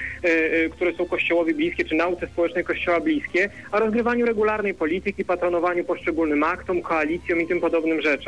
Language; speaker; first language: Polish; native; Polish